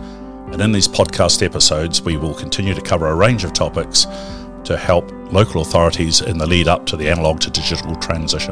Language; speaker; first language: English; native; English